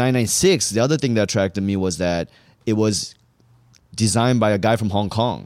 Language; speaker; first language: English; native; English